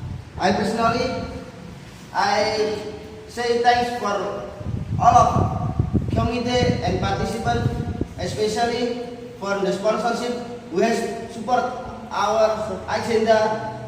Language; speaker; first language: English; non-native, learner; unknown